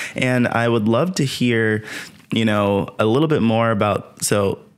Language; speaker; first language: English; native; English